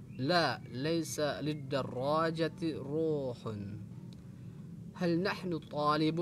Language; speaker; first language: Arabic; non-native, fluent; Indonesian